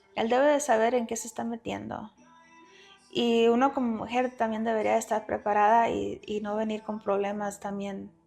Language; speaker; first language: Spanish; early bilingual, heritage; Spanish